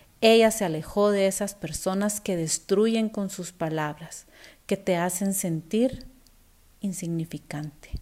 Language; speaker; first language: Spanish; native; Spanish